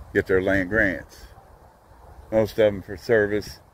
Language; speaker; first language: English; native; English